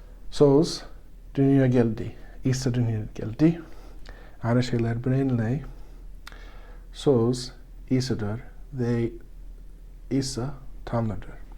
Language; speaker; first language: Turkish; non-native, learner; English